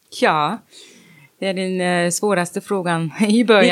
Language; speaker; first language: Swedish; non-native, fluent; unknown